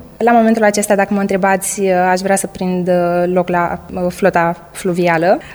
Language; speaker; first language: Romanian; native; Romanian